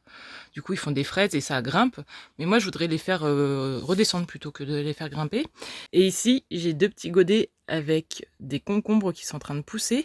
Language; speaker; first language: French; native; French